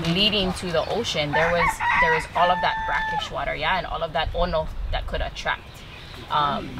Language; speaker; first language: English; native; English